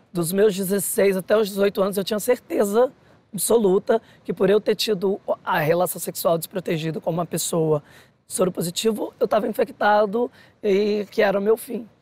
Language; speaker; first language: Portuguese; native; Portuguese